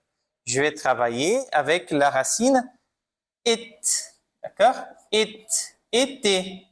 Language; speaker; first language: French; non-native, fluent; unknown